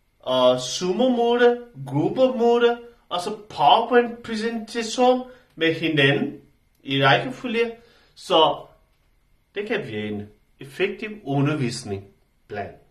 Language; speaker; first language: Danish; non-native, learner; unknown